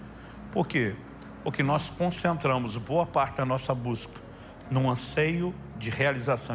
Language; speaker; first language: Portuguese; native; Portuguese